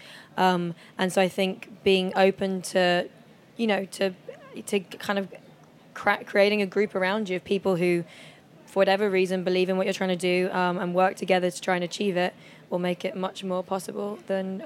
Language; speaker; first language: English; native; English